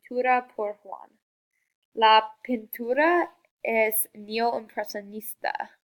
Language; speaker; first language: Spanish; non-native, learner; English